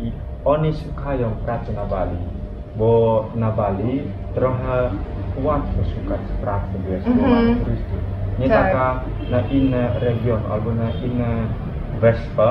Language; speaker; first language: Polish; non-native, learner; Balinese